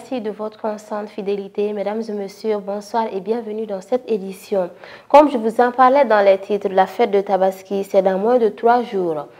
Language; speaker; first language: French; non-native, local second language; Bambara